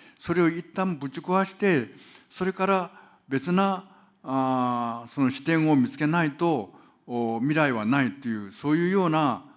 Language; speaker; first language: Japanese; non-native, fluent; Korean